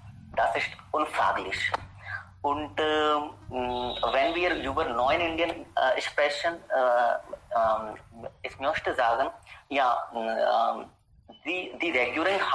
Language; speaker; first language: German; non-native, learner; Hindi